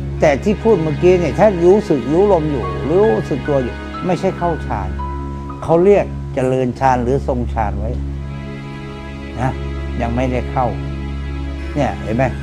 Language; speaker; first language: Thai; native; Thai